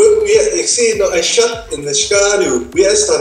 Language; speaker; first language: German; non-native, learner; Dutch